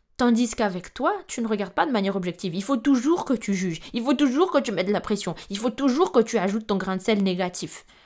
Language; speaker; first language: French; non-native, local second language; Malagasy